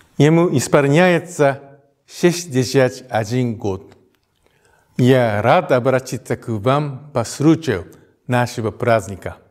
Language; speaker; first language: Russian; non-native, fluent; Japanese